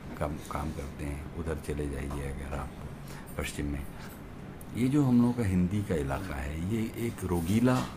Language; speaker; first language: Hindi; native; Hindi